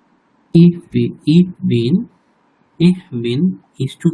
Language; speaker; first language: German; non-native, learner; Bangla